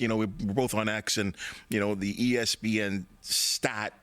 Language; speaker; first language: English; native; English